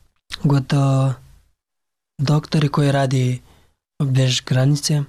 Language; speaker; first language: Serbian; non-native, learner; Pashto